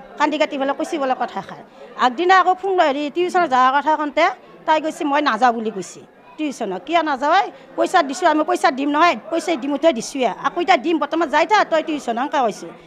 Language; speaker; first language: Assamese; native; Assamese